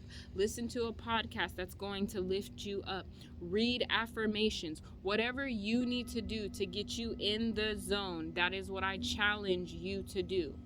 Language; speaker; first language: English; native; English